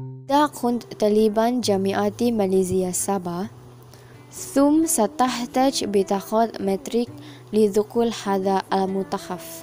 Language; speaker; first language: Arabic; non-native, learner; Malay